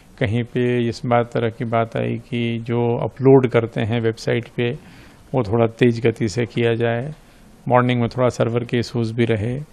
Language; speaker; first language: Hindi; native; Hindi